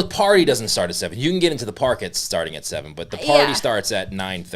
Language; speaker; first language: English; native; English